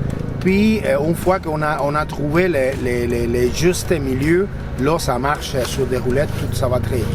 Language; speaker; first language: French; native; French